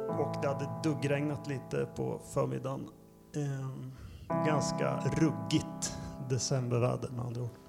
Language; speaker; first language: Swedish; native; Swedish